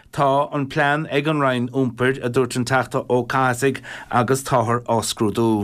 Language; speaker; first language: Irish; native; Irish